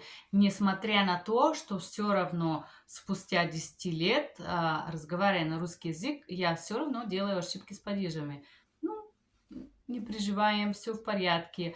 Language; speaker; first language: Russian; non-native, fluent; Bulgarian